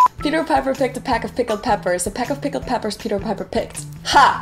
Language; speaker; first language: English; non-native, fluent; German